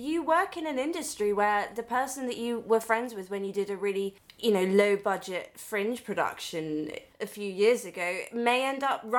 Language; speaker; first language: English; native; English